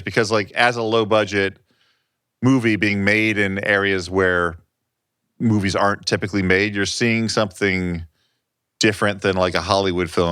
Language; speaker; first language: English; native; English